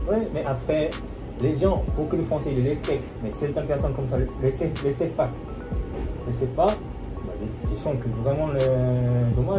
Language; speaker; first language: French; non-native, learner; Japanese